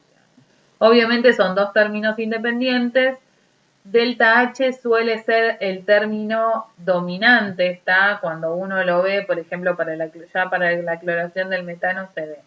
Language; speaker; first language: Spanish; native; Spanish